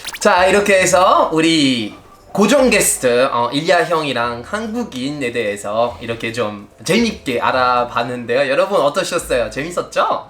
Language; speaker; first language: Korean; non-native, fluent; French